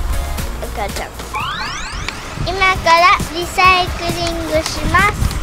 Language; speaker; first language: Japanese; early bilingual, heritage; Japanese